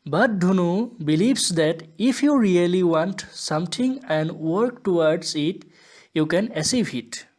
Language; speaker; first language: English; non-native, local second language; Assamese